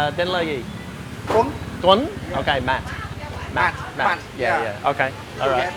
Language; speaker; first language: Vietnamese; non-native, learner; English